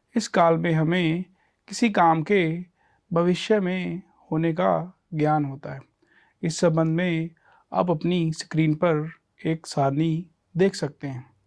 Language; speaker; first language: Hindi; non-native, local second language; Punjabi